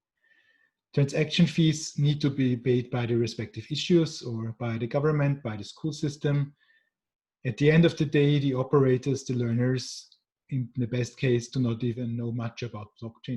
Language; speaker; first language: English; non-native, fluent; German